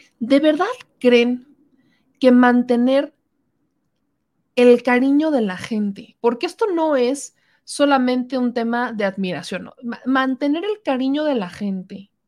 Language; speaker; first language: Spanish; native; Spanish